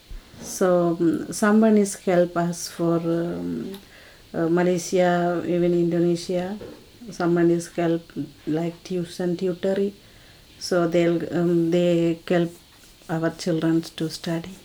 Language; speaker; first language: English; non-native, learner; Tamil